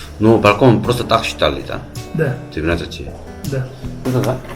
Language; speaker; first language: Russian; non-native, learner; Korean